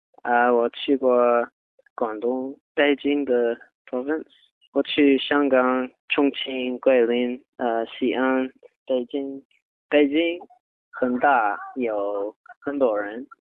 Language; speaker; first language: Chinese; non-native, learner; English